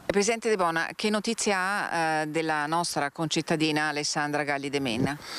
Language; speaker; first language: Italian; native; Italian